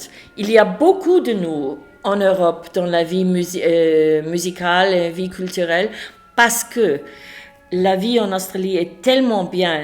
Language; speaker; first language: French; non-native, fluent; English